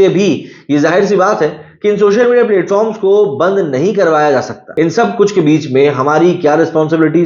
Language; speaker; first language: Hindi; native; Hindi